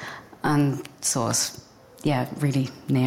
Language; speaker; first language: German; non-native, fluent; English